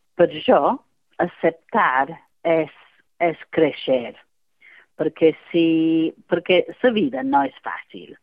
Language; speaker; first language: Catalan; non-native, fluent; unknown